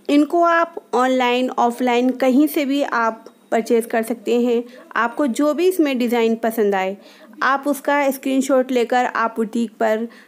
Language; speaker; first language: Hindi; native; Hindi